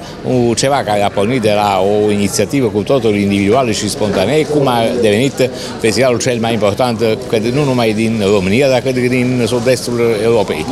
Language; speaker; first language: Romanian; non-native, fluent; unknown